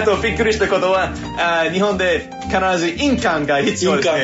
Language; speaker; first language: Japanese; non-native, fluent; English